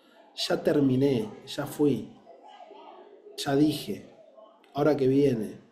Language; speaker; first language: Spanish; native; Spanish